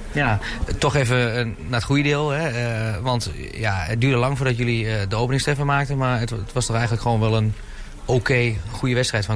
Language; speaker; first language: Dutch; native; Dutch